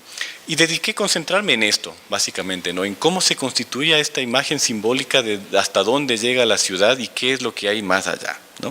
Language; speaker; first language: Spanish; native; Spanish